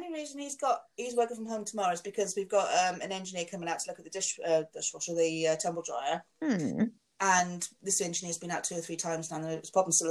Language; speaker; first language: English; native; English